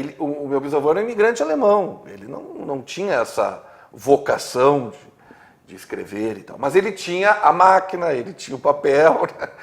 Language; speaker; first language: Portuguese; native; Portuguese